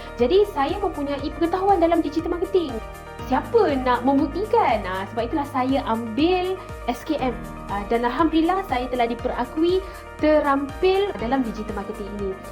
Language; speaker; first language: Malay; native; Malay